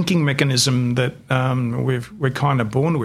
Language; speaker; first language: English; non-native, local second language; Greek